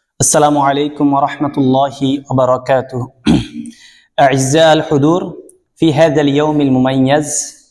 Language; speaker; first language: Arabic; non-native, learner; Bangla